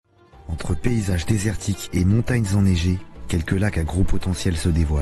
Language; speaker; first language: French; native; French